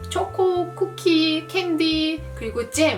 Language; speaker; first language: Korean; non-native, fluent; Azerbaijani